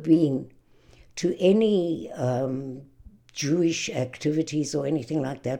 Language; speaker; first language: English; native; English